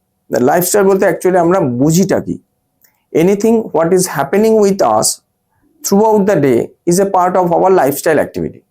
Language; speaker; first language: English; non-native, local second language; Bangla